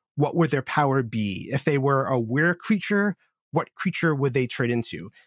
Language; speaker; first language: English; native; English